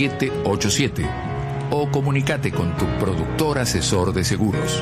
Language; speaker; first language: Spanish; native; Spanish